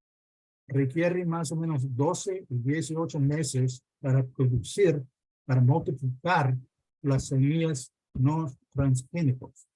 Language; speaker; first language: Spanish; non-native, fluent; English